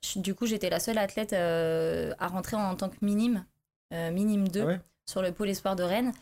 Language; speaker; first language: French; native; French